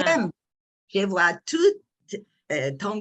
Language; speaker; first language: French; non-native, learner; English